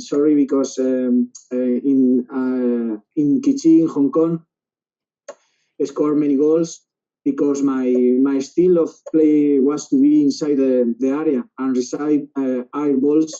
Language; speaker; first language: English; non-native, learner; Spanish